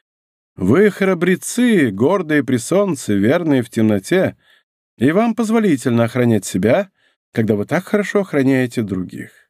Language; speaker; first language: Russian; native; Russian